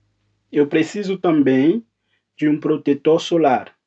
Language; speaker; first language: Portuguese; non-native, fluent; Haitian Creole